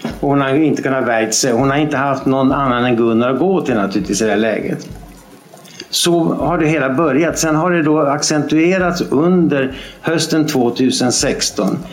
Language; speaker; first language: Swedish; native; Swedish